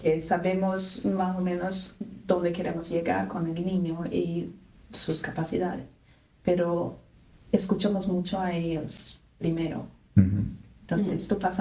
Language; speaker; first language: Spanish; non-native, fluent; Portuguese